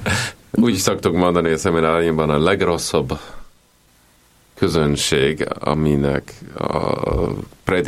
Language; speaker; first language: Hungarian; non-native, fluent; Italian